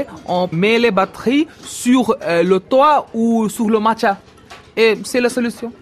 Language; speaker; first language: French; non-native, fluent; Bangla